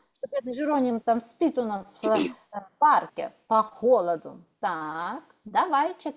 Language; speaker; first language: Russian; native; Russian